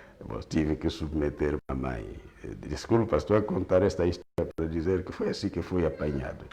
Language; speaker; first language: Portuguese; non-native, local second language; Kongo